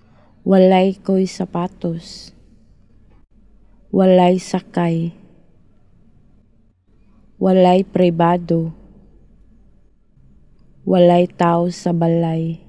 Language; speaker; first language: Cebuano; non-native, learner; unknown